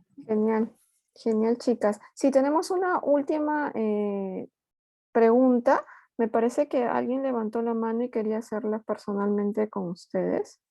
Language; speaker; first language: Spanish; native; Spanish